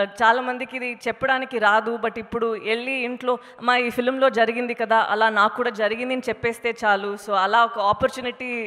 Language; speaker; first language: Telugu; non-native, fluent; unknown